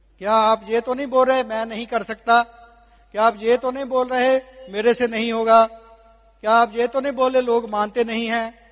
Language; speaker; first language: Hindi; non-native, local second language; Punjabi